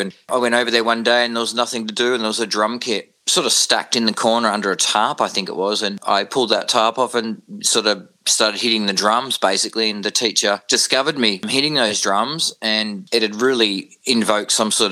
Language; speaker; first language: English; native; English